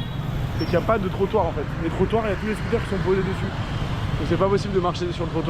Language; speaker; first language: French; native; French